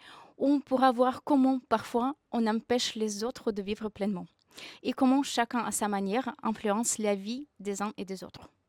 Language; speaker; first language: French; non-native, fluent; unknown